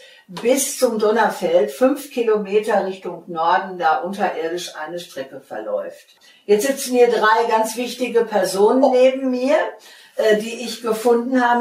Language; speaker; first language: German; native; German